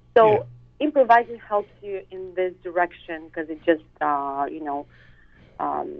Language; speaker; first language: English; non-native, fluent; Russian